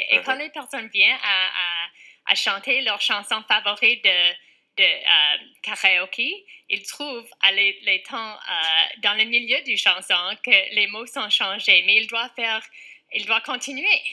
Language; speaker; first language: French; non-native, fluent; English